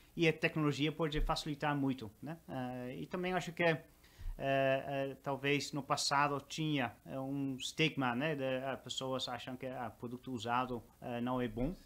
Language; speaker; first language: Portuguese; non-native, fluent; Dutch